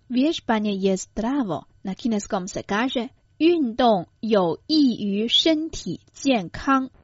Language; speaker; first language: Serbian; non-native, fluent; Chinese